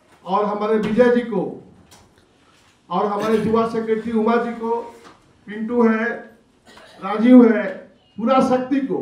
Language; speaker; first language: Hindi; native; Hindi